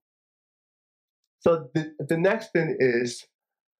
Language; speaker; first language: English; non-native, local second language; Igbo